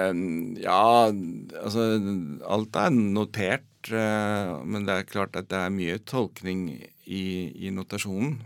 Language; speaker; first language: Norwegian; native; Norwegian